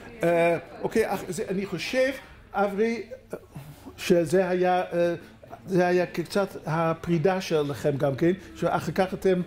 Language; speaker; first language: Hebrew; non-native, fluent; Dutch